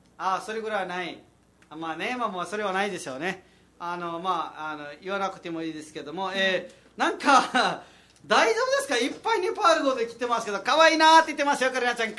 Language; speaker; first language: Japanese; non-native, fluent; Nepali